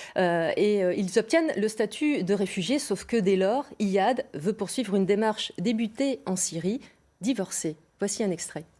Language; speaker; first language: French; native; French